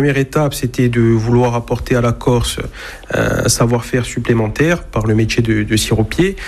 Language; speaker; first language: French; native; French